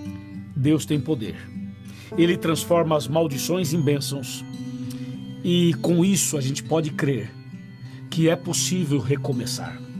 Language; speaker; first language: Portuguese; native; Portuguese